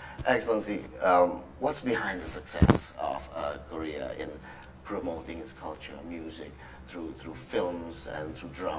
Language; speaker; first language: English; non-native, fluent; Indonesian